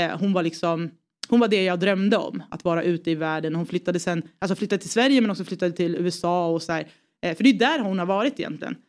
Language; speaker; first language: Swedish; early bilingual, other home language; Persian